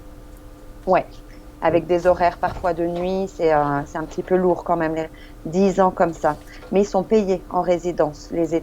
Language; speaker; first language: French; non-native, fluent; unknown